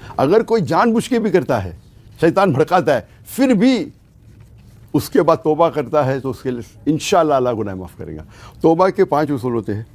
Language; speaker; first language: Urdu; non-native, local second language; Konkani